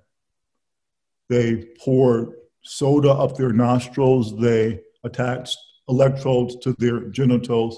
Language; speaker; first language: English; native; English